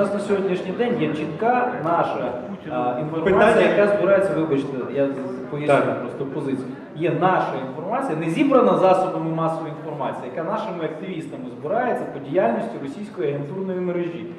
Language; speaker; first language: Ukrainian; native; Ukrainian